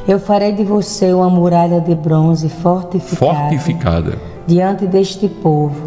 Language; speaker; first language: Portuguese; native; Portuguese